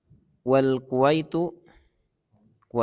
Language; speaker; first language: Arabic; non-native, learner; Indonesian